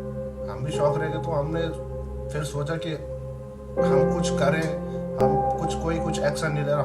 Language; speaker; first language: Hindi; native; Hindi